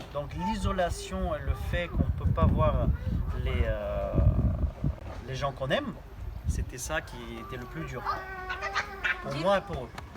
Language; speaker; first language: French; non-native, fluent; Bulgarian